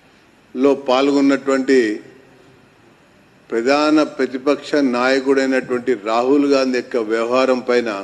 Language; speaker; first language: Telugu; native; Telugu